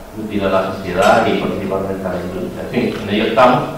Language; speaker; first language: Spanish; native; Spanish